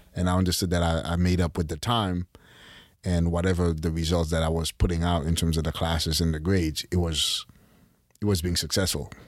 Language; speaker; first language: English; early bilingual, other home language; Haitian Creole